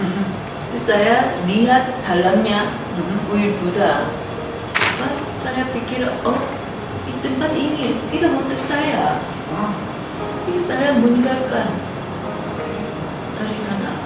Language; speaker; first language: Indonesian; non-native, learner; Korean